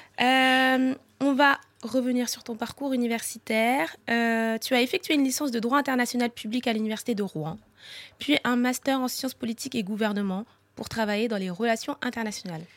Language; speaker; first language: French; native; French